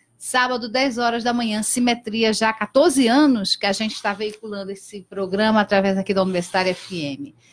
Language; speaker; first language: Portuguese; native; Portuguese